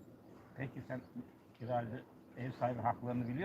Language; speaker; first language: Turkish; native; Turkish